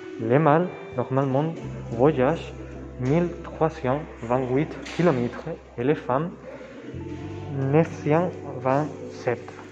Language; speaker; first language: French; non-native, learner; Spanish